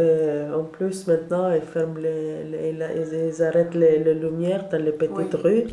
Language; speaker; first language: French; non-native, learner; Albanian